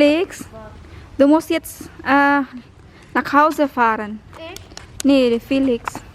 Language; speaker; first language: German; non-native, learner; Filipino